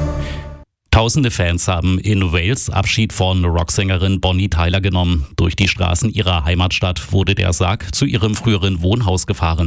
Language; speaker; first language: German; native; German